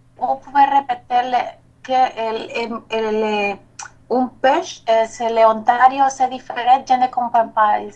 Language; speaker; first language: French; non-native, learner; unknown